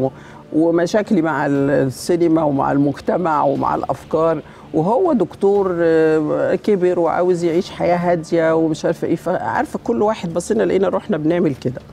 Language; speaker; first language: Arabic; native; Arabic